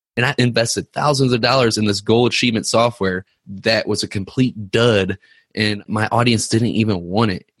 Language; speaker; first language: English; native; English